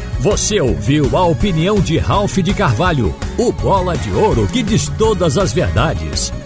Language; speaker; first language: Portuguese; native; Portuguese